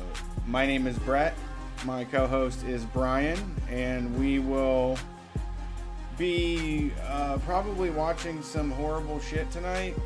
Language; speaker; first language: English; native; English